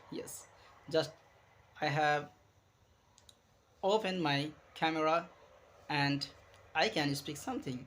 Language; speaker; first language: English; non-native, learner; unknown